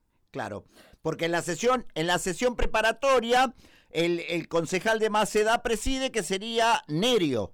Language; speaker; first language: Spanish; native; Spanish